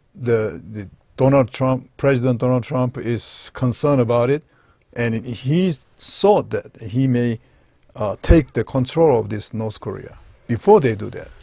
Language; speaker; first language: English; non-native, learner; Korean